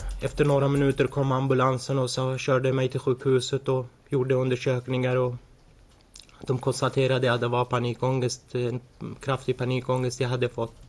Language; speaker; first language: Swedish; early bilingual, other home language; Arabic